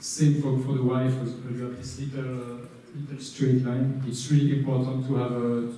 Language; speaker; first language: English; non-native, learner; French